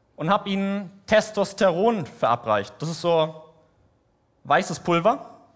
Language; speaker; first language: German; native; German